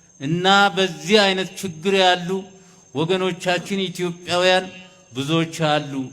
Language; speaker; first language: Amharic; native; Amharic